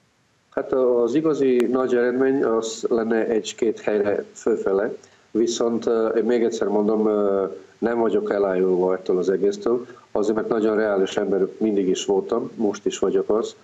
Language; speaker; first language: Hungarian; non-native, fluent; Serbian